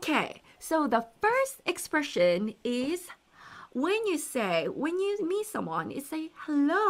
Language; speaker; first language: English; non-native, fluent; Korean